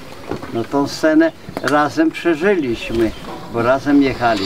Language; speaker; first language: Polish; native; Polish